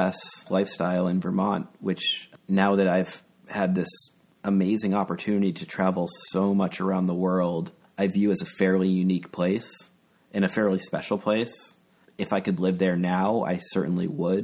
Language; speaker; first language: English; native; English